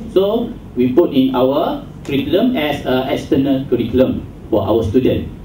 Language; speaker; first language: English; non-native, local second language; Malay